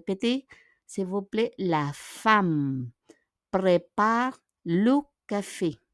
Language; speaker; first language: French; non-native, fluent; Filipino